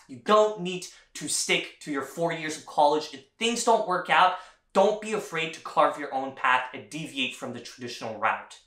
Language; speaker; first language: English; native; English